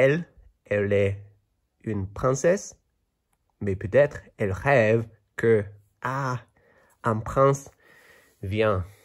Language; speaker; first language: French; non-native, fluent; Chinese